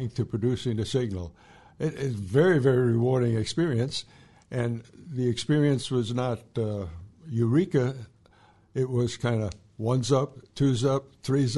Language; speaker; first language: English; native; English